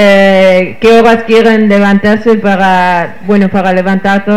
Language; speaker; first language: Spanish; non-native, fluent; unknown